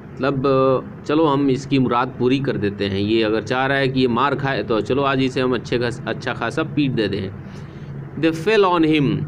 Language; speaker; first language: Hindi; native; Hindi